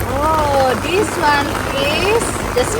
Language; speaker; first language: English; non-native, fluent; Indonesian